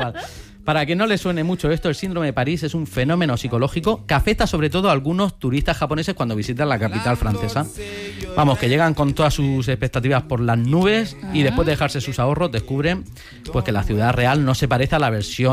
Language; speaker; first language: Spanish; native; Spanish